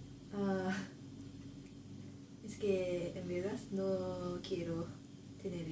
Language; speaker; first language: Spanish; non-native, learner; Japanese